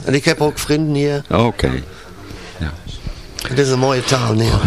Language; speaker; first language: Dutch; non-native, learner; German